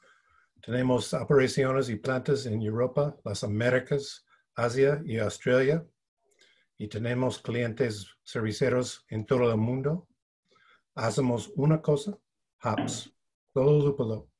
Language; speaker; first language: Spanish; non-native, fluent; English